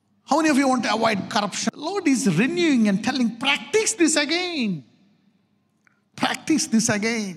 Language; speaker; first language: English; non-native, local second language; Telugu